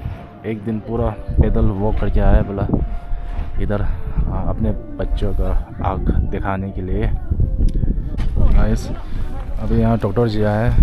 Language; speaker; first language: Hindi; non-native, fluent; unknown